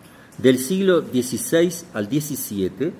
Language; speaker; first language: Spanish; native; Spanish